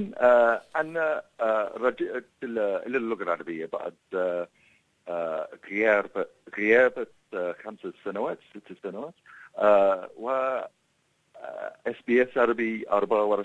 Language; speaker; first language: Arabic; non-native, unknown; English